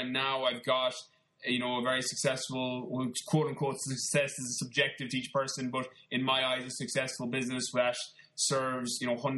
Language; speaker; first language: English; native; English